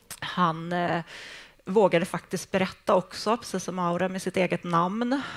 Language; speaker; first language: Swedish; native; Swedish